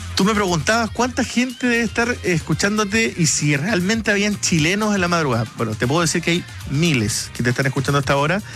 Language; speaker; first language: Spanish; native; Spanish